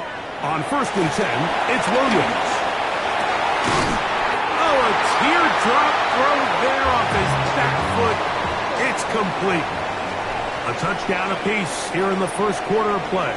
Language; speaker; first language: English; native; English